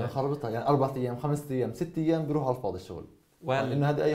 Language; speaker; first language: Arabic; native; Arabic